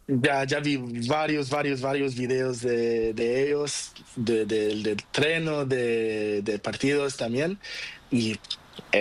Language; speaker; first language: Spanish; non-native, learner; Portuguese